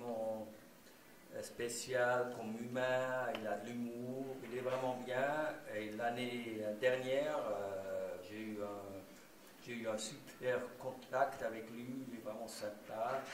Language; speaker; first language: French; non-native, local second language; German